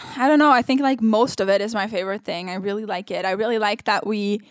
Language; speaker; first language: English; non-native, fluent; Italian